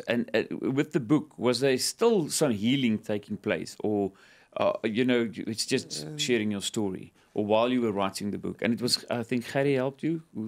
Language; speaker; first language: English; non-native, local second language; Afrikaans